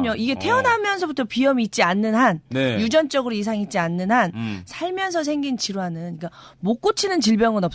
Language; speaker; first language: Korean; native; Korean